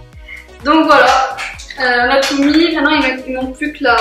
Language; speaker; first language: French; native; French